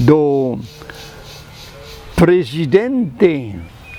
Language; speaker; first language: Portuguese; non-native, fluent; French